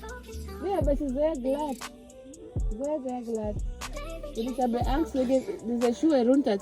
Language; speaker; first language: German; non-native, learner; Swahili